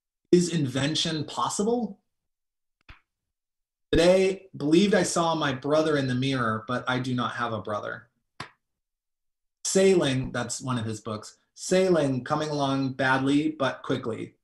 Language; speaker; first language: English; early bilingual, other home language; Spanish